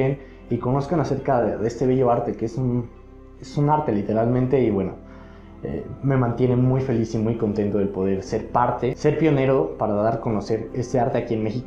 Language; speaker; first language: Spanish; native; Spanish